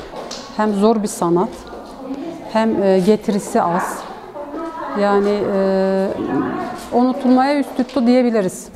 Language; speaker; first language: Turkish; native; Turkish